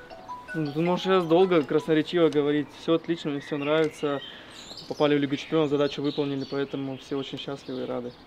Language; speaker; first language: Russian; native; Russian